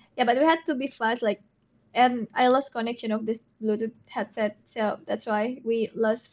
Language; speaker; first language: English; non-native, fluent; Indonesian